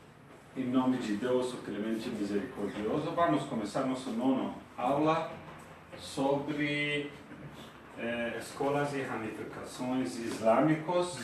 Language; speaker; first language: Portuguese; non-native, fluent; Persian